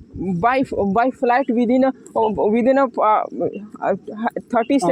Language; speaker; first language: English; non-native, learner; Hindi